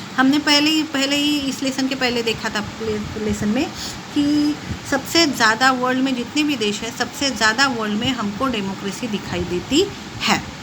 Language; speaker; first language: Hindi; non-native, local second language; Marathi